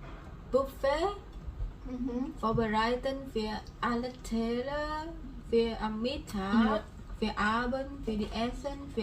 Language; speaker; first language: German; non-native, learner; Vietnamese